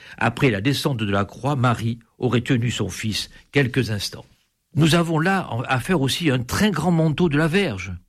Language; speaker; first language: French; native; French